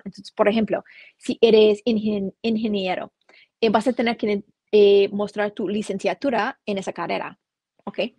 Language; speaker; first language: Spanish; non-native, fluent; English